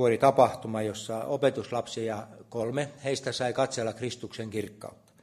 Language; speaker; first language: Finnish; native; Finnish